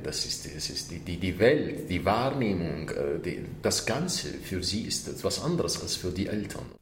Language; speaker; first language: German; non-native, fluent; Arabic